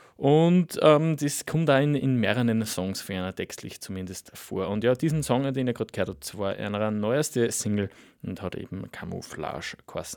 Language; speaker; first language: German; native; German